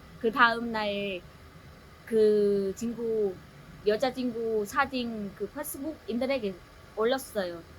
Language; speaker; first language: Korean; non-native, learner; Vietnamese